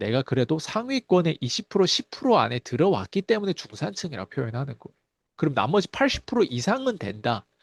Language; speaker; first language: Korean; early bilingual, heritage; Korean